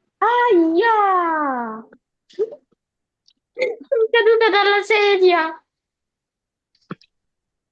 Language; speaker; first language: Italian; early bilingual, other home language; Bangla